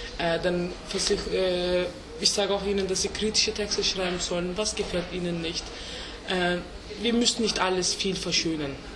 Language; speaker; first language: German; early bilingual, other home language; Turkish